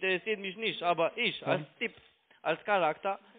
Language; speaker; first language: German; non-native, learner; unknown